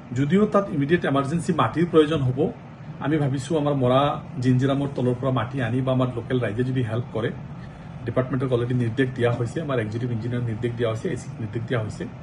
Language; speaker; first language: Assamese; non-native, local second language; Bangla